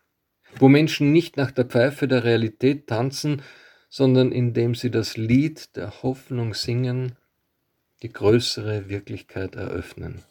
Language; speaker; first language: German; native; German